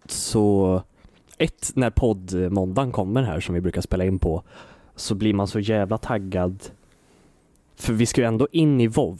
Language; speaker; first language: Swedish; native; Swedish